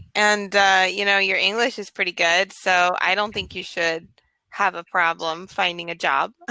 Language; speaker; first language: English; native; English